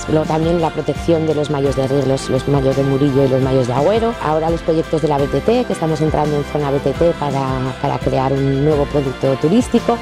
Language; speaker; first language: Spanish; native; Spanish